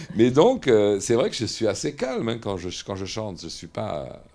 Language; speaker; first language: French; native; French